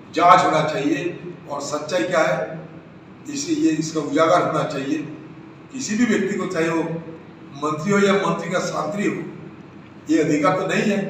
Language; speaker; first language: Hindi; non-native, local second language; Bangla